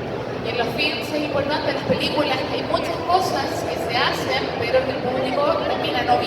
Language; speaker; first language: Spanish; native; Spanish